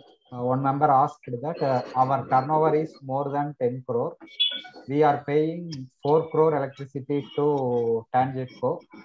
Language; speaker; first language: English; non-native, local second language; Tamil